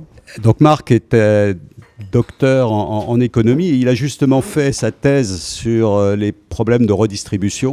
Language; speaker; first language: French; native; French